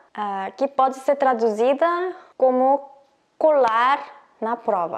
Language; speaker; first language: Portuguese; non-native, fluent; Korean